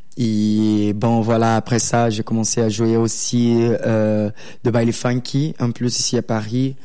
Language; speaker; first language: French; non-native, learner; Portuguese